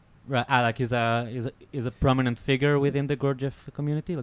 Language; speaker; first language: English; non-native, fluent; Hebrew